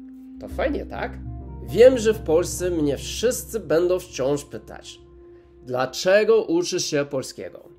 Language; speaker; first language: Polish; non-native, learner; English